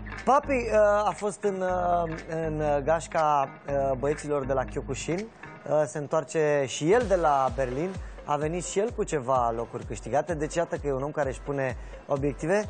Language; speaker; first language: Romanian; native; Romanian